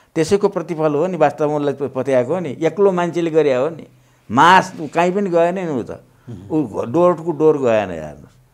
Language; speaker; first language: Nepali; native; Nepali